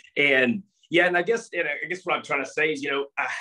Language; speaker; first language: English; native; English